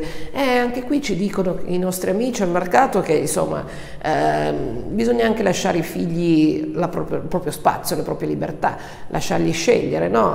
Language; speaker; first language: Italian; native; Italian